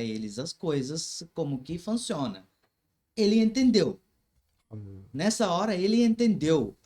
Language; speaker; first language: Portuguese; non-native, learner; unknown